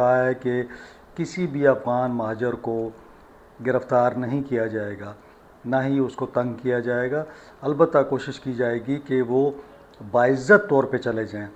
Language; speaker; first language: Urdu; native; Urdu